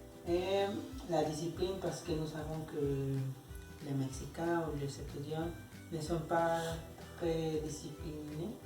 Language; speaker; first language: French; non-native, learner; Spanish